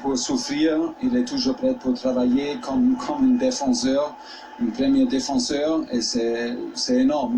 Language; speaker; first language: French; non-native, fluent; German